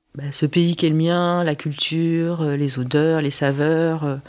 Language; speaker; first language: French; native; French